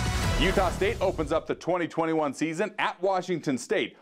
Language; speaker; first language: English; native; English